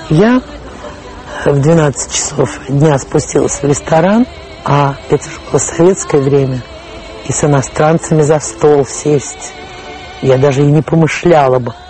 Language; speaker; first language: Russian; native; Russian